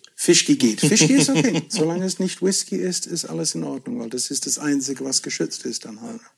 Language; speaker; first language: German; non-native, fluent; English